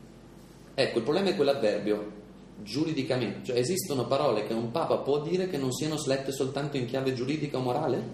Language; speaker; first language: Italian; native; Italian